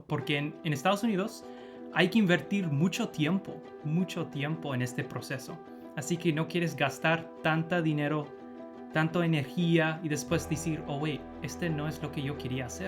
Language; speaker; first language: Spanish; non-native, fluent; English